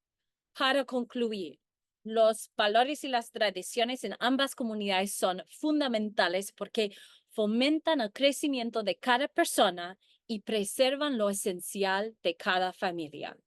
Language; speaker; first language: Spanish; early bilingual, heritage; Spanish